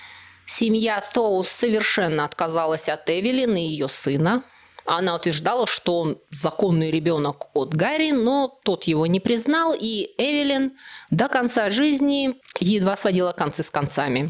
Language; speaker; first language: Russian; native; Russian